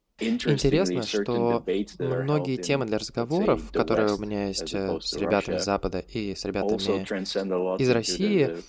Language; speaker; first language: Russian; non-native, fluent; English